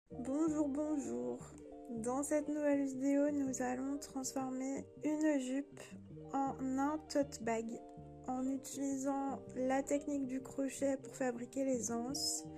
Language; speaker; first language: French; native; French